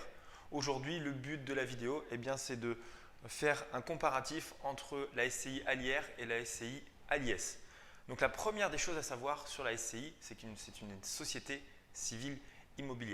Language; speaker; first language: French; native; French